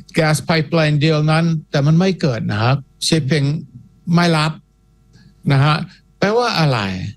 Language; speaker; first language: Thai; non-native, fluent; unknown